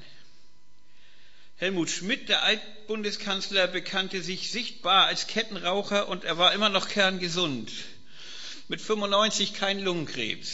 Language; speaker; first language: German; native; German